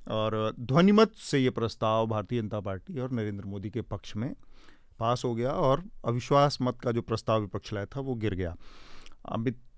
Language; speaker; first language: Hindi; native; Hindi